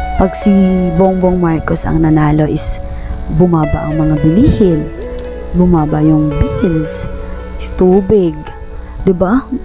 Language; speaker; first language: Filipino; non-native, local second language; Bikol